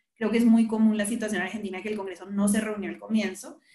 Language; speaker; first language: Spanish; native; Spanish